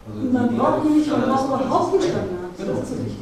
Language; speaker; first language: German; native; German